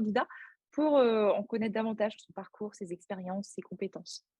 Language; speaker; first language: French; native; French